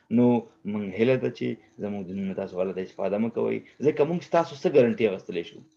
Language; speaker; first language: Pashto; native; Pashto